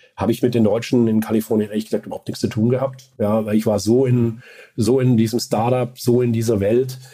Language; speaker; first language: German; native; German